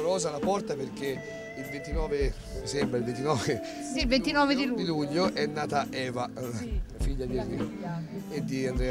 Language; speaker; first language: Italian; native; Italian